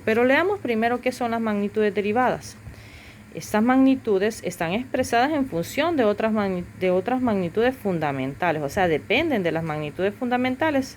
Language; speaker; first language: Spanish; native; Spanish